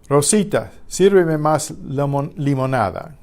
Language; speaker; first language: Spanish; non-native, fluent; English